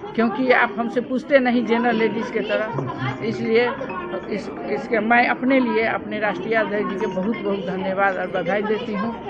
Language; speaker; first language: Hindi; native; Hindi